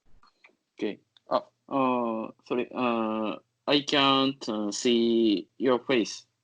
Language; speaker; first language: English; non-native, learner; Japanese